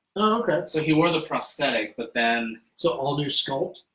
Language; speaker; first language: English; native; English